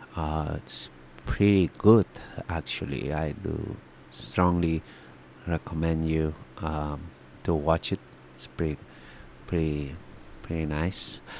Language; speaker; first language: English; non-native, fluent; Spanish